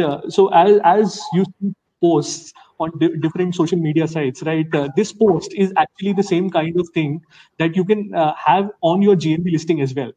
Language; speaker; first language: English; non-native, local second language; Hindi